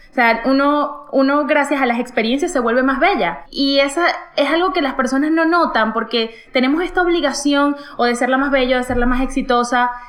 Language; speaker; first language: Spanish; native; Spanish